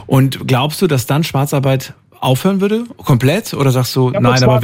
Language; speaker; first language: German; native; German